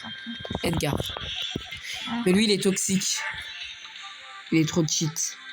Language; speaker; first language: French; native; French